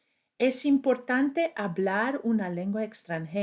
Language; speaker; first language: Spanish; non-native, fluent; English